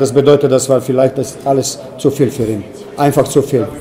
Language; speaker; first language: German; non-native, fluent; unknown